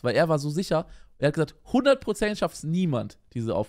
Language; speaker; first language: German; native; German